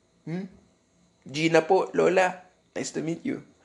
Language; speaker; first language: English; non-native, local second language; Filipino